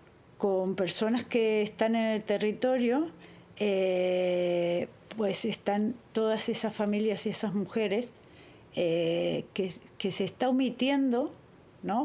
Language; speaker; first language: Spanish; native; Spanish